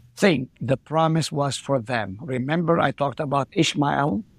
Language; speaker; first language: English; non-native, fluent; Arabic